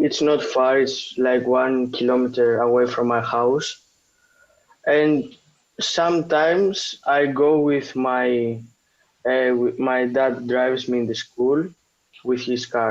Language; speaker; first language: English; non-native, fluent; Greek